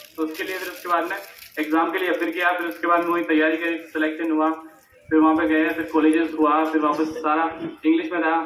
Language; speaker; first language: Hindi; native; Hindi